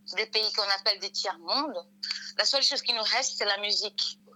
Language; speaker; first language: French; non-native, fluent; Portuguese